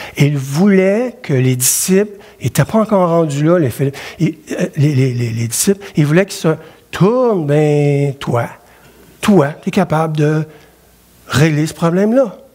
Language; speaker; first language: French; native; French